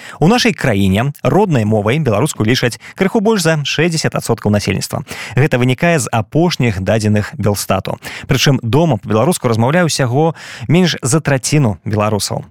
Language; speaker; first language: Belarusian; non-native, local second language; Russian